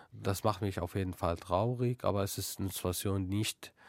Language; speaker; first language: German; non-native, fluent; Arabic